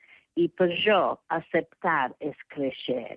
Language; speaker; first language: Catalan; non-native, fluent; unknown